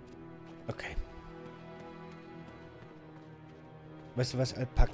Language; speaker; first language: German; native; German